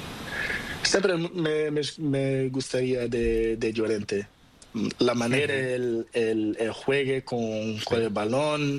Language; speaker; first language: Spanish; non-native, learner; Portuguese